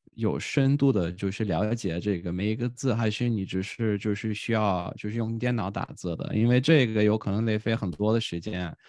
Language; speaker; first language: Chinese; non-native, fluent; Bulgarian